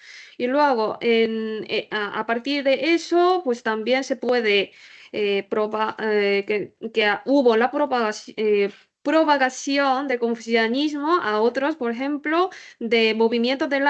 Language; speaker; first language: Spanish; non-native, learner; Korean